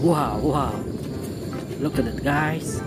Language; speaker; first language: English; non-native, learner; Indonesian